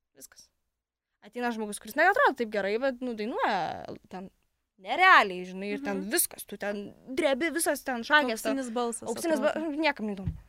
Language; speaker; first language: Lithuanian; non-native, local second language; Polish